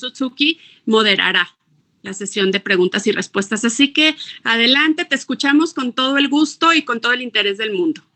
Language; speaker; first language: Spanish; native; Spanish